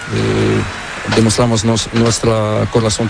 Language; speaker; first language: Spanish; non-native, learner; Portuguese